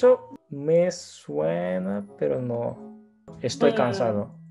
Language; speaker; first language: Spanish; non-native, fluent; Japanese